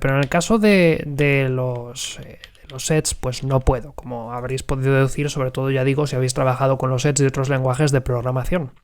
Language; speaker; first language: Spanish; native; Spanish